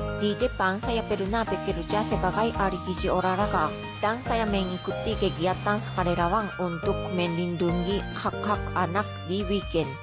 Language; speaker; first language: Indonesian; non-native, fluent; Japanese